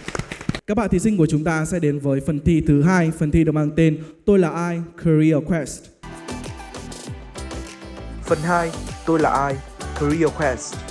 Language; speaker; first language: Vietnamese; native; Vietnamese